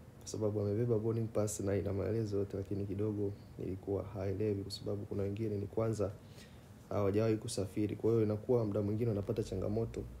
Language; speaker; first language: Swahili; native; Swahili